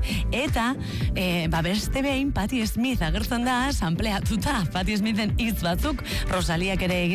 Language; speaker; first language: Basque; native; Basque